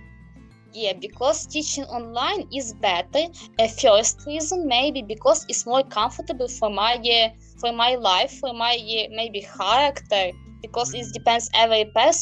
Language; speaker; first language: English; non-native, learner; Ukrainian